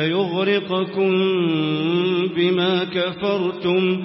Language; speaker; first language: Arabic; native; Arabic